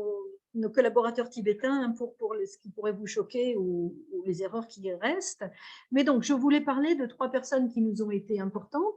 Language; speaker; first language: French; native; French